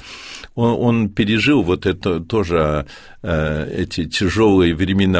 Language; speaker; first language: Russian; early bilingual, heritage; Russian